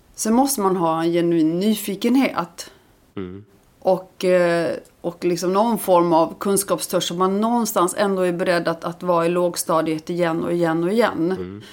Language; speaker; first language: Swedish; early bilingual, other home language; Icelandic